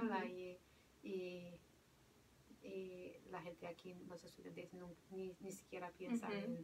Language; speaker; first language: Spanish; non-native, fluent; English